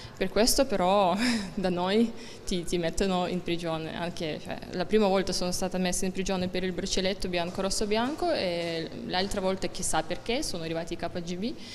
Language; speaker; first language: Italian; non-native, fluent; Russian